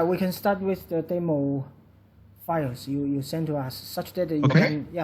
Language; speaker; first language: English; non-native, learner; Chinese